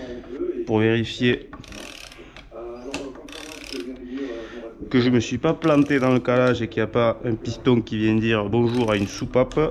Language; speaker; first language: French; native; French